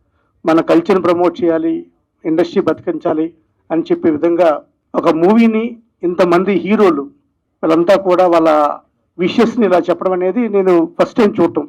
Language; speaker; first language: Telugu; native; Telugu